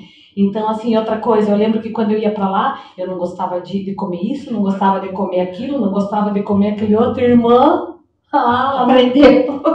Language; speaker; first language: Portuguese; native; Portuguese